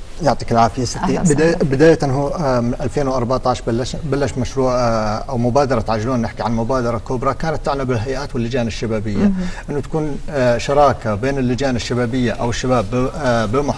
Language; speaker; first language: Arabic; native; Arabic